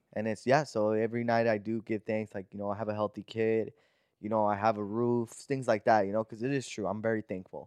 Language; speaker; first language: English; native; English